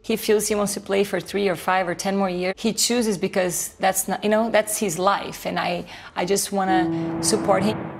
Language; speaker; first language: English; non-native, fluent; Portuguese